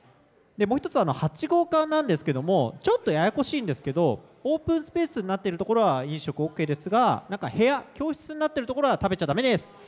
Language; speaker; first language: Japanese; native; Japanese